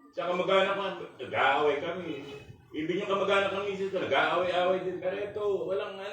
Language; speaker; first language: Filipino; native; Filipino